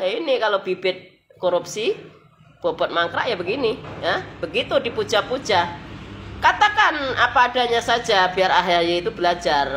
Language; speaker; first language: Indonesian; native; Indonesian